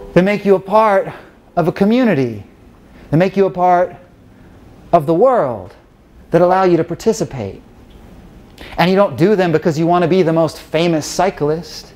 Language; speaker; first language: English; native; English